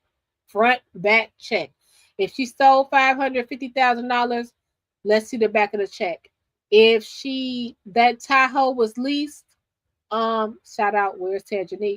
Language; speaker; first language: English; native; English